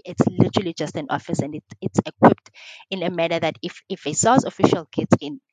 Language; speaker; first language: English; non-native, local second language; Xhosa